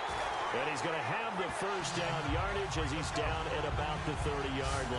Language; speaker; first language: English; native; English